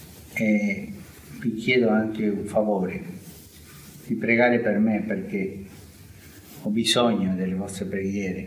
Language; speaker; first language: Italian; non-native, fluent; Spanish